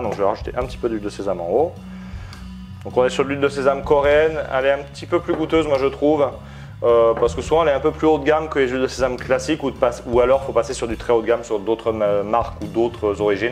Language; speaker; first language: French; native; French